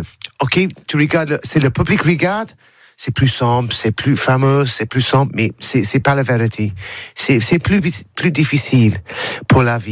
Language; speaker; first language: French; non-native, learner; English